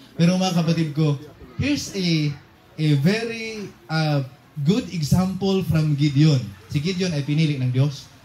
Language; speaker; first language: Filipino; non-native, local second language; Cebuano